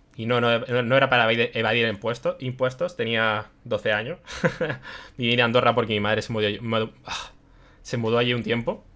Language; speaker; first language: Spanish; early bilingual, other home language; German